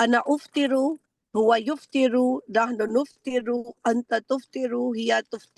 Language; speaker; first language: Arabic; non-native, learner; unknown